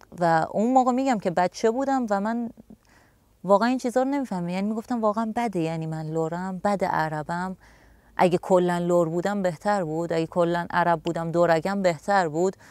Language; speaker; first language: Persian; non-native, local second language; Arabic